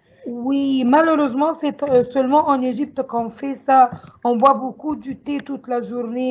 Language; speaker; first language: French; non-native, learner; Arabic